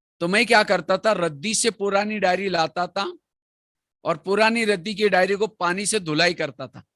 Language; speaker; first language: Hindi; non-native, local second language; Marathi